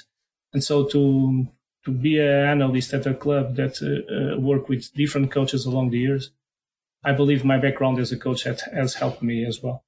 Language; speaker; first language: English; non-native, fluent; Portuguese